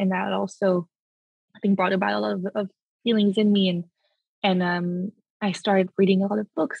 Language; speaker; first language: English; early bilingual, other home language; French